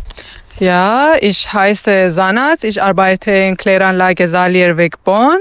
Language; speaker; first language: German; non-native, fluent; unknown